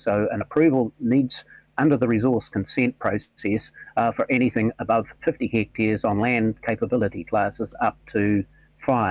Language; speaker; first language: English; native; English